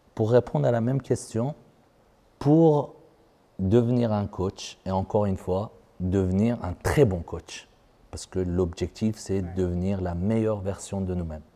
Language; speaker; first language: French; non-native, fluent; Persian